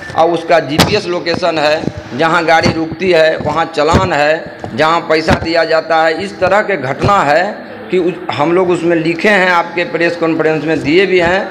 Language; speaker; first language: Hindi; native; Hindi